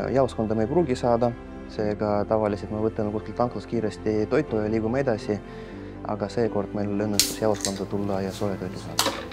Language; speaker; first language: Estonian; non-native, local second language; Russian